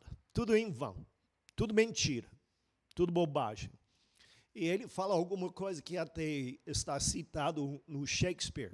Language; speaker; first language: Portuguese; non-native, fluent; English